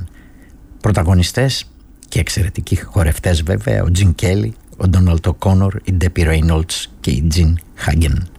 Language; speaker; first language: Greek; native; Greek